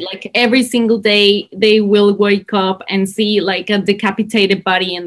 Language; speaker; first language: English; non-native, fluent; Spanish